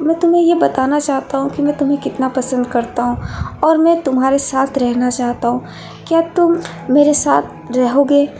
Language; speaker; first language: Hindi; native; Hindi